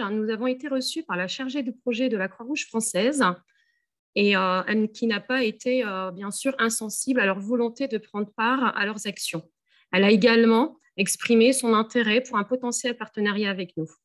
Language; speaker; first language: French; native; French